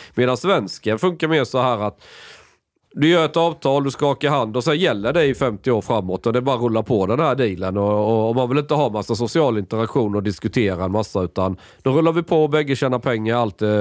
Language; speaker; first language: Swedish; native; Swedish